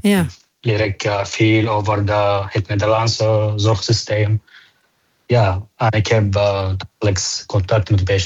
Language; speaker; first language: Dutch; non-native, fluent; Arabic